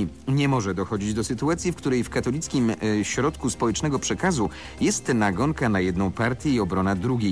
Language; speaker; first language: Polish; native; Polish